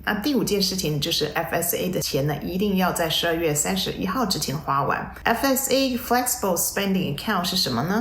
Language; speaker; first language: Chinese; native; Chinese